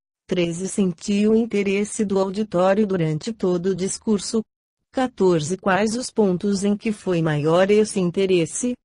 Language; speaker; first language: Portuguese; native; Portuguese